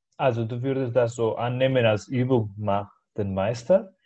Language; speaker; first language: German; non-native, fluent; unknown